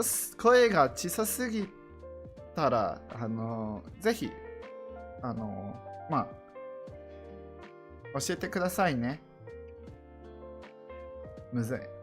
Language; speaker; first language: Japanese; non-native, learner; English